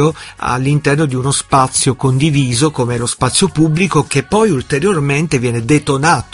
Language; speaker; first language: Italian; native; Italian